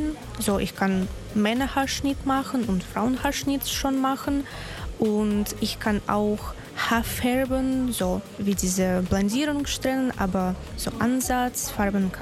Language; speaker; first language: German; non-native, learner; Russian